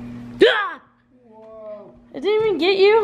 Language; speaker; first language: English; native; English